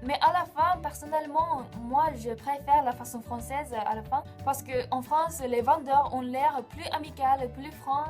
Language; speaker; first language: French; non-native, fluent; Japanese